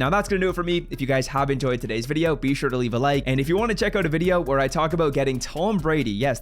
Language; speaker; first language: English; native; English